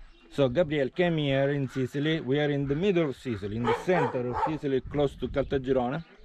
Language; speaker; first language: English; non-native, fluent; Italian